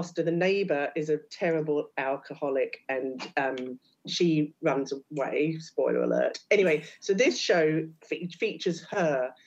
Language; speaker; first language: English; native; English